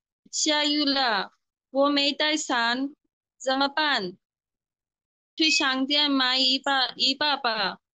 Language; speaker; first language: Chinese; non-native, learner; Bangla